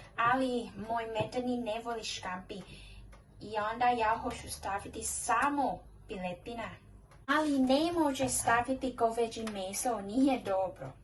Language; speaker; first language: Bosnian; non-native, learner; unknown